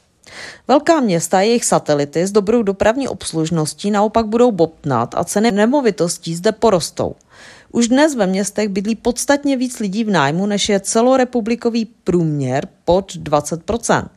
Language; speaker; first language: Czech; native; Czech